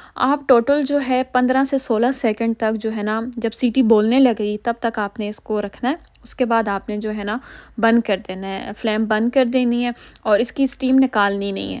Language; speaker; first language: Urdu; native; Urdu